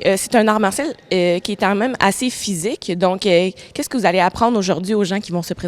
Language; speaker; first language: French; native; French